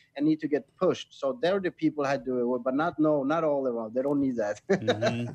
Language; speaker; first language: English; non-native, fluent; Swedish